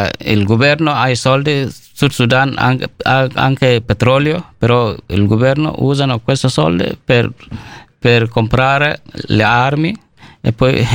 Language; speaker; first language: Italian; non-native, learner; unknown